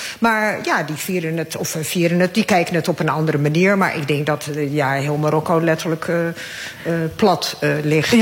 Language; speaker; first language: Dutch; early bilingual, other home language; Arabic